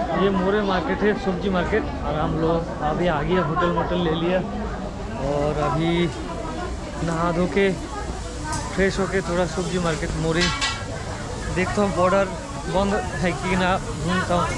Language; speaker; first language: Hindi; non-native, local second language; Bangla